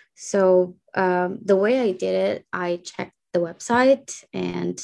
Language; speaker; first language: English; non-native, fluent; Indonesian